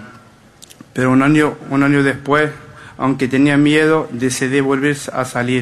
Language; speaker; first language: Spanish; non-native, fluent; Arabic